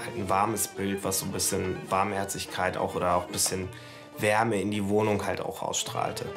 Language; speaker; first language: German; early bilingual, other home language; Turkish